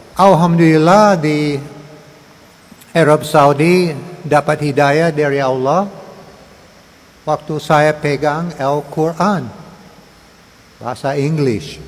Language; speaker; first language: Indonesian; non-native, learner; English